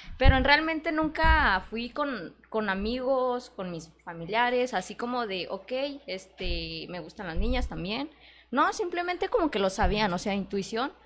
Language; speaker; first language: Spanish; native; Spanish